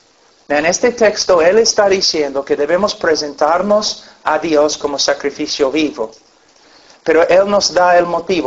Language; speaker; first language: Spanish; non-native, fluent; English